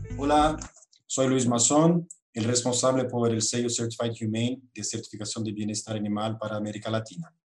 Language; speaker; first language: Spanish; non-native, fluent; Portuguese